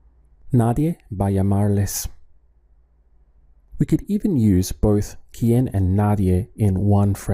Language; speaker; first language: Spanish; non-native, fluent; English